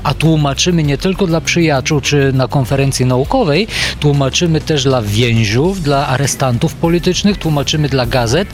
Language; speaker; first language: Polish; non-native, fluent; Bulgarian